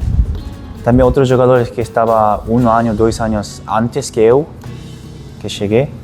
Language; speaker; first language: Portuguese; non-native, learner; Japanese